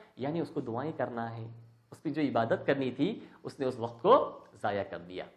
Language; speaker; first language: Urdu; native; Urdu